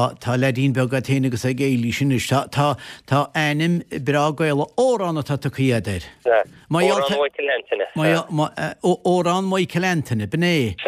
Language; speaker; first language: Irish; native; Irish